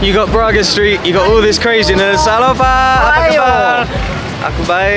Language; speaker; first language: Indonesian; non-native, learner; English